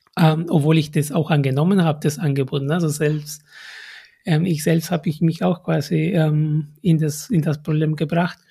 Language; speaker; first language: German; non-native, fluent; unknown